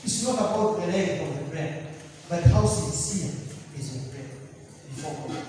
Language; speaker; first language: English; non-native, local second language; Swahili